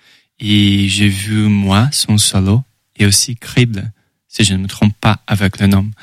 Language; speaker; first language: French; non-native, fluent; Portuguese